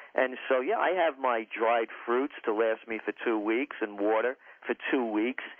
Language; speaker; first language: English; native; English